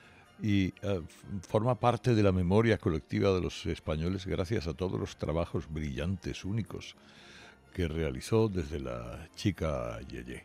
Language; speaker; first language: Spanish; native; Spanish